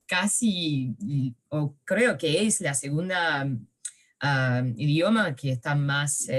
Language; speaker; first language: Spanish; early bilingual, heritage; Spanish